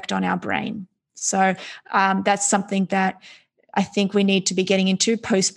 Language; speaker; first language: English; native; English